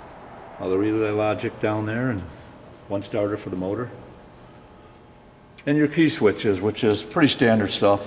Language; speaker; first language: English; native; English